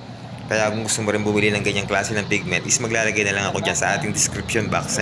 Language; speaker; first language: Filipino; native; Filipino